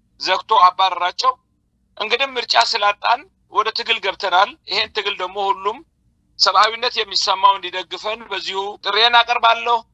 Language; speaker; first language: Amharic; non-native, local second language; Afar